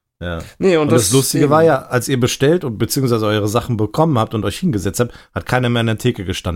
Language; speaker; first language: German; native; German